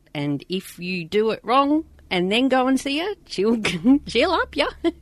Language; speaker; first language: English; native; English